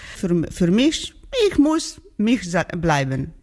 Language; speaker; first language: German; non-native, learner; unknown